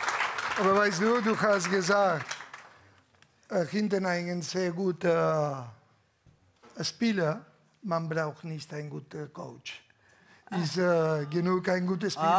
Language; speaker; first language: German; non-native, learner; Catalan